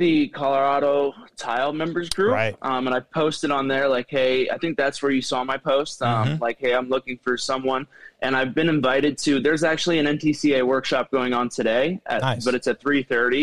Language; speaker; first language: English; native; English